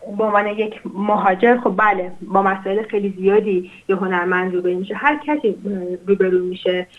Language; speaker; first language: Persian; non-native, local second language; Azerbaijani